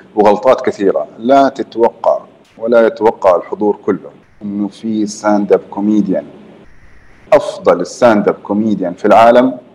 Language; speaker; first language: Arabic; native; Arabic